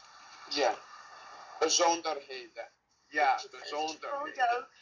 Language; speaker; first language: Dutch; non-native, learner; English